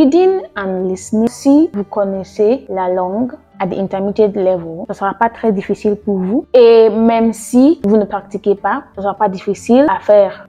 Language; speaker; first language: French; non-native, learner; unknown